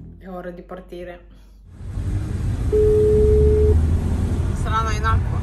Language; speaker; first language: Italian; non-native, fluent; Lithuanian